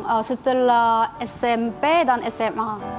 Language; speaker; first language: Indonesian; non-native, fluent; Korean